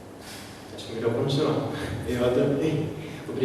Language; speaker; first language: Portuguese; non-native, fluent; Japanese